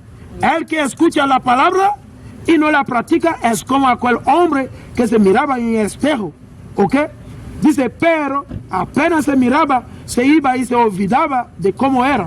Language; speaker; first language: Spanish; non-native, learner; English